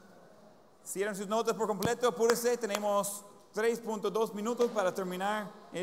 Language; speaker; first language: Spanish; non-native, fluent; English